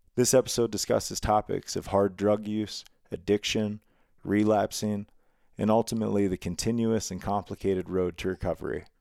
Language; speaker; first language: English; native; English